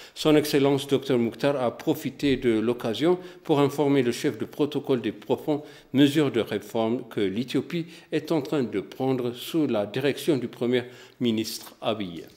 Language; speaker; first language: French; non-native, fluent; Amharic